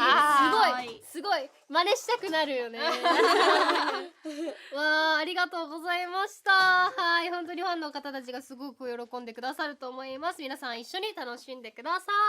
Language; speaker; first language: Japanese; native; Japanese